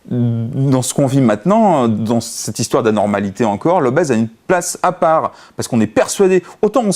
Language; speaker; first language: French; native; French